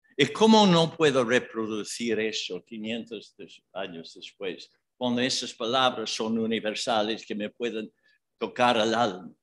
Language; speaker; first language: Spanish; non-native, fluent; English